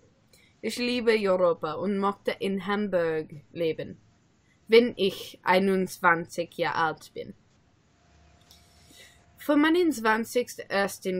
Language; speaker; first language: German; non-native, learner; English